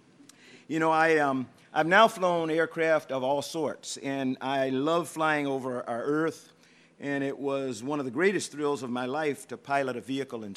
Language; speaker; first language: English; native; English